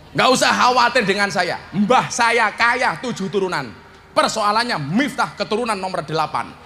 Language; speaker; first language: Indonesian; non-native, local second language; Javanese